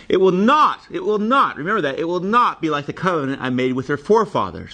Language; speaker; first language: English; native; English